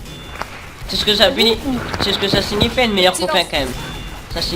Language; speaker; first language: French; native; French